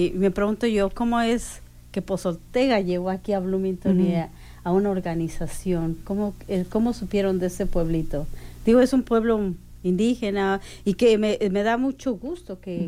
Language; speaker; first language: Spanish; native; Spanish